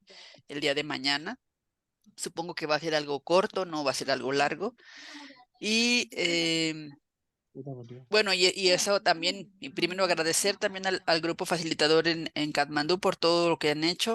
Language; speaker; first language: Spanish; native; Spanish